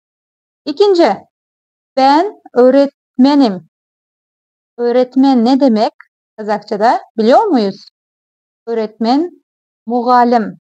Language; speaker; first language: Turkish; non-native, fluent; Kazakh